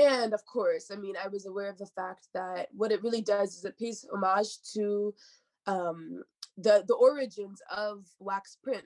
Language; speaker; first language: English; native; English